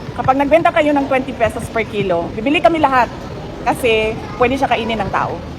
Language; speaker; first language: Filipino; non-native, local second language; Cebuano